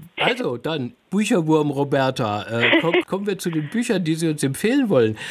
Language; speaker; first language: German; native; German